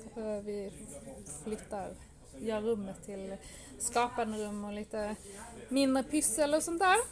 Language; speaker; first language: Swedish; native; Swedish